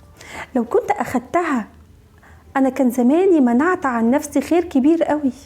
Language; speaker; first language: Arabic; native; Arabic